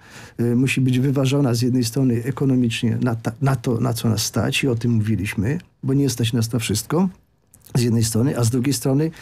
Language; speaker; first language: Polish; native; Polish